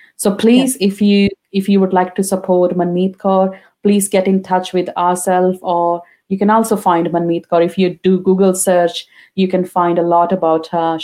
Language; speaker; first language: English; non-native, local second language; Punjabi